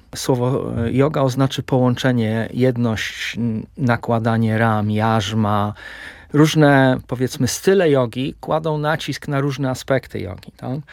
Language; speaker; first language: Polish; native; Polish